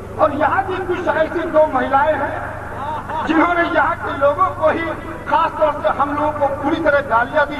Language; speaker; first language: Urdu; native; Urdu